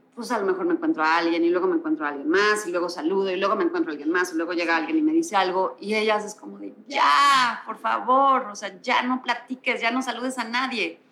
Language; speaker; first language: Spanish; native; Spanish